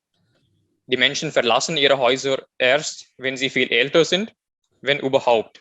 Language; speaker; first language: German; non-native, learner; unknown